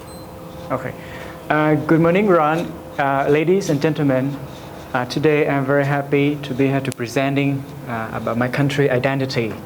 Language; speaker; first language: English; non-native, learner; Lao